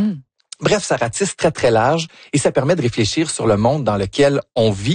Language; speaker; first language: French; native; French